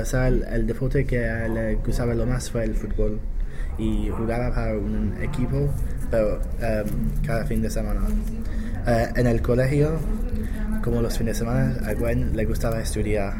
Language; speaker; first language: Spanish; non-native, learner; English